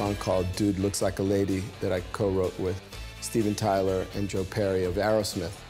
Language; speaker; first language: English; native; English